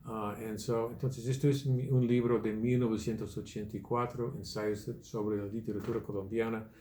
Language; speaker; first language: Spanish; non-native, fluent; English